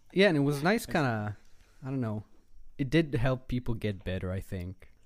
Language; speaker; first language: English; non-native, fluent; Hebrew